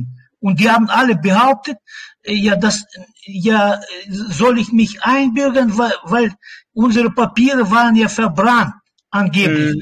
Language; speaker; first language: German; non-native, learner; Russian